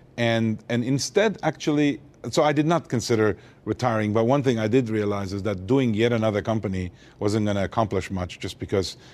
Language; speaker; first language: English; early bilingual, other home language; Armenian